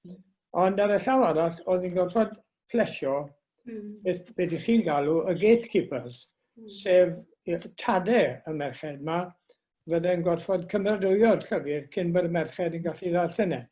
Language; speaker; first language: Welsh; native; Welsh